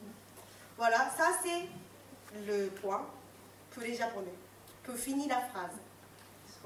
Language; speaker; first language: French; non-native, fluent; Japanese